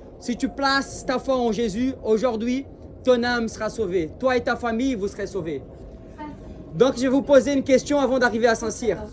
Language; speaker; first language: French; early bilingual, other home language; Portuguese